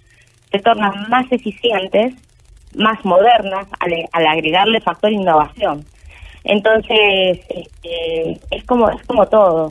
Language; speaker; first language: Spanish; native; Spanish